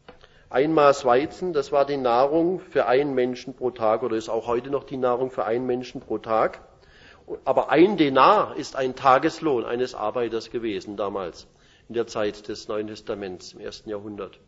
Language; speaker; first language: German; native; German